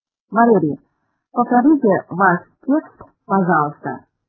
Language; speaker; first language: Russian; non-native, fluent; Chinese